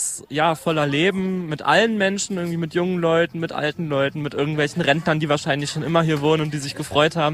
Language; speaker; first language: German; native; German